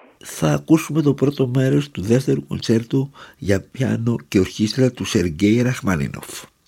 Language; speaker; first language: Greek; native; Greek